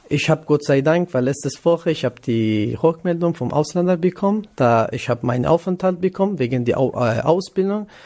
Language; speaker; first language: German; non-native, learner; Kurdish